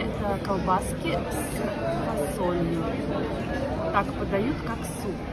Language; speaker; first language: Russian; native; Russian